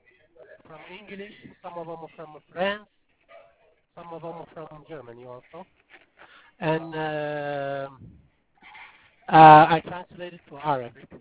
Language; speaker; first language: English; non-native, fluent; Arabic